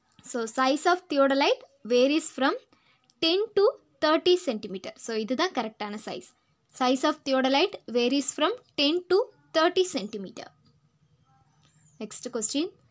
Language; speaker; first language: English; non-native, local second language; Tamil